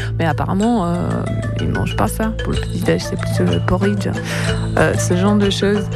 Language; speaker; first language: French; non-native, fluent; English